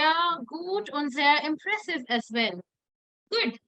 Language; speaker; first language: German; non-native, learner; Hindi